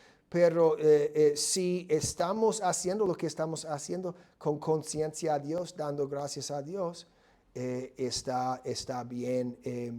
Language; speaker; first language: Spanish; non-native, fluent; English